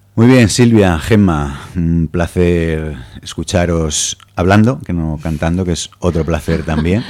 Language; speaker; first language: Spanish; native; Spanish